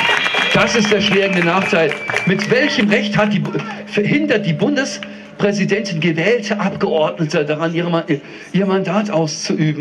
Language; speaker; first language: German; native; German